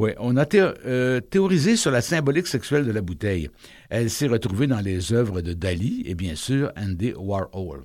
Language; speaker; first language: French; native; French